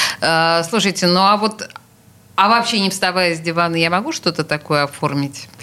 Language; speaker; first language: Russian; native; Russian